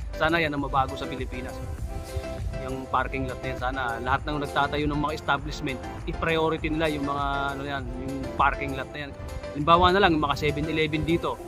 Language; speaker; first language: Filipino; native; Filipino